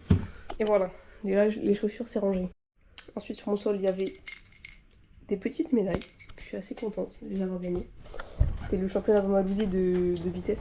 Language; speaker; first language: French; native; French